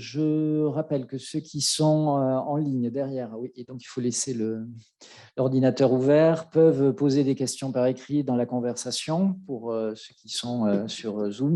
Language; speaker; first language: French; native; French